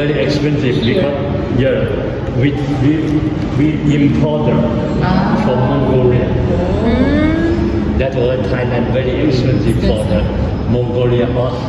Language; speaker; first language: English; non-native, learner; Thai